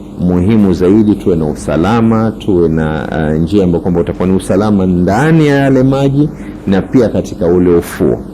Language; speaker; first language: Swahili; native; Swahili